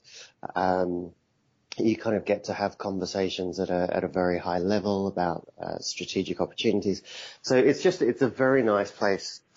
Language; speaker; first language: English; native; English